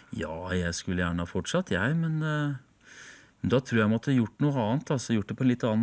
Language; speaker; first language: Norwegian; native; Norwegian